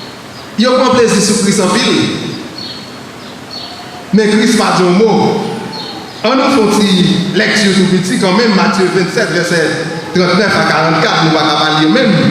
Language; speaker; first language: French; non-native, learner; Haitian Creole